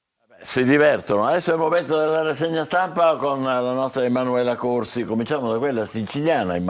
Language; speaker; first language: Italian; native; Italian